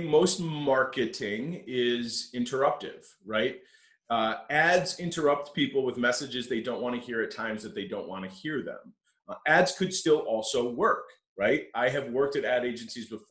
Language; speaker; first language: English; native; English